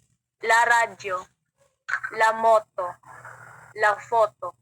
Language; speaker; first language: Italian; non-native, learner; Filipino